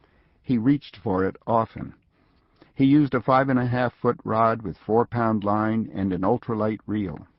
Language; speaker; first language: English; native; English